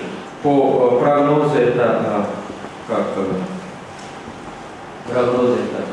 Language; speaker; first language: Russian; non-native, learner; Korean